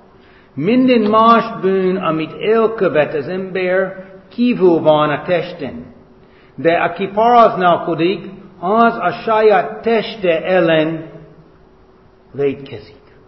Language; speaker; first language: Hungarian; non-native, fluent; English